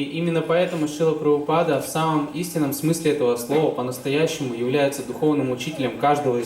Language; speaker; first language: Russian; native; Russian